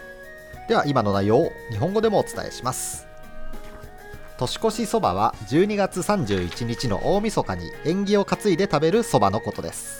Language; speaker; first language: Japanese; native; Japanese